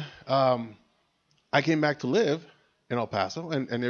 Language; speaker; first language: English; native; English